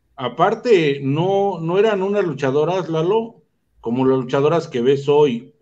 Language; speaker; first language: Spanish; native; Spanish